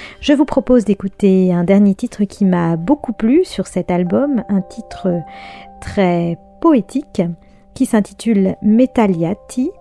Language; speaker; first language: French; native; French